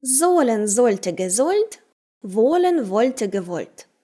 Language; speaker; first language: German; non-native, fluent; Ukrainian